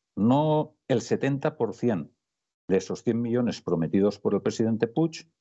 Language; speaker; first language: Spanish; native; Spanish